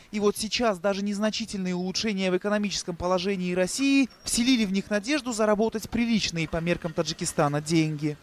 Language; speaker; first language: Russian; non-native, local second language; Tajik